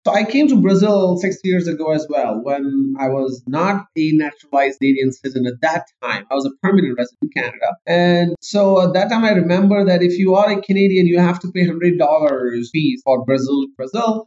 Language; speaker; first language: English; non-native, local second language; Urdu